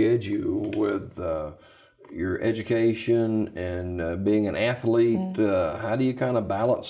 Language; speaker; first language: English; native; English